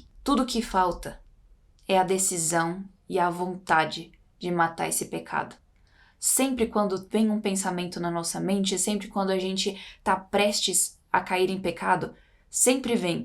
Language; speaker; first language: Portuguese; native; Portuguese